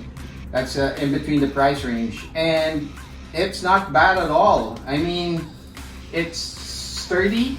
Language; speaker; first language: English; non-native, local second language; Filipino